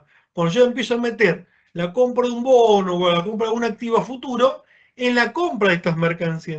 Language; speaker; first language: Spanish; native; Spanish